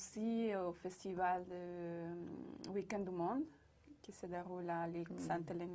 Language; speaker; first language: French; non-native, fluent; Spanish